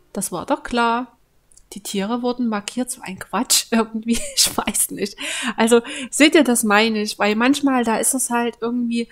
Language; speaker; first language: German; native; German